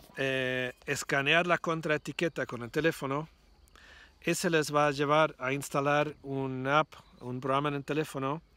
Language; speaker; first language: Spanish; non-native, fluent; English